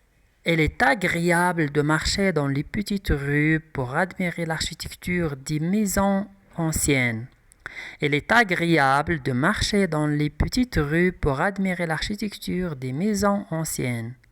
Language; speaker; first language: French; non-native, local second language; Arabic